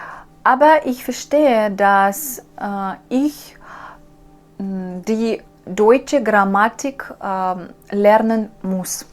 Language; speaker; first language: German; non-native, learner; Russian